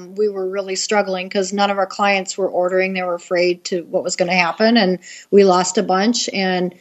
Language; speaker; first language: English; native; English